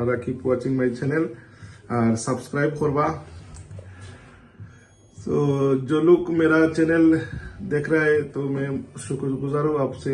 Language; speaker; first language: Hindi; non-native, learner; Bangla